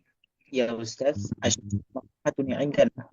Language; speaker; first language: Arabic; non-native, learner; Bangla